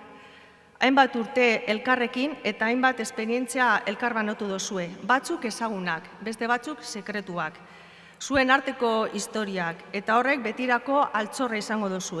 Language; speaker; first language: Basque; native; Basque